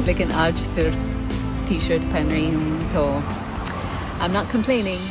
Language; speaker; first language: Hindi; non-native, learner; English